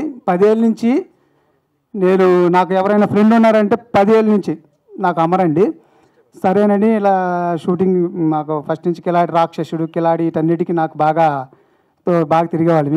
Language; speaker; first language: Telugu; native; Telugu